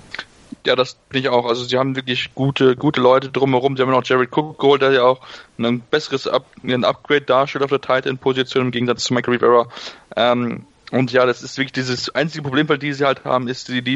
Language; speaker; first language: German; native; German